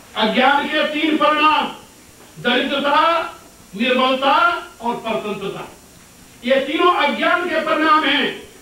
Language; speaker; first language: Hindi; native; Hindi